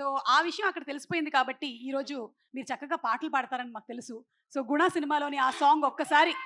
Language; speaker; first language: Telugu; native; Telugu